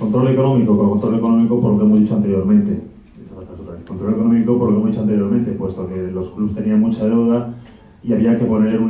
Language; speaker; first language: Spanish; native; Spanish